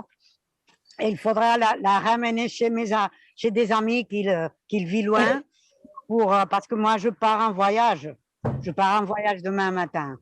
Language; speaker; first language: French; non-native, fluent; Spanish